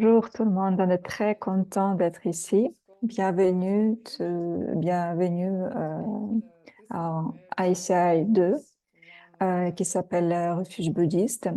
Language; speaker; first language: French; non-native, fluent; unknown